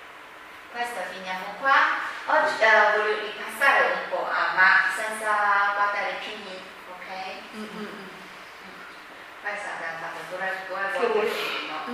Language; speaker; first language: Italian; non-native, fluent; Chinese